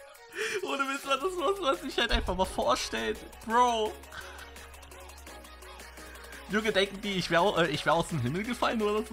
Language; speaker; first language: German; native; German